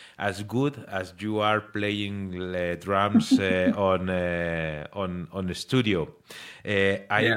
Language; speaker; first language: English; non-native, learner; Spanish